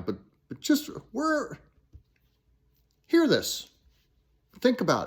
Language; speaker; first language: English; native; English